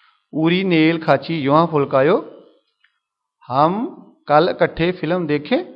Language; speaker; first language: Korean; non-native, fluent; Urdu